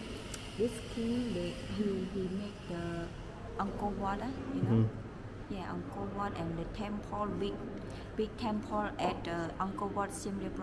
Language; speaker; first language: English; non-native, learner; Khmer